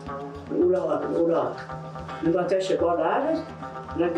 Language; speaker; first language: Hebrew; non-native, fluent; Persian